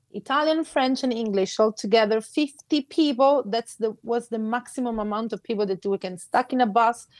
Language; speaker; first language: English; non-native, fluent; Sicilian